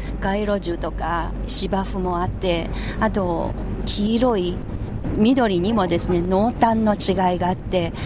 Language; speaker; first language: Japanese; non-native, fluent; Chinese